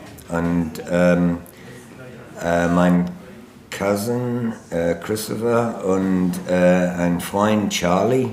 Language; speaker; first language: German; non-native, learner; English